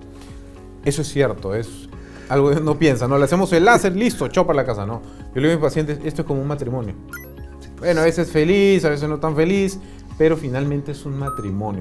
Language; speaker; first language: Spanish; native; Spanish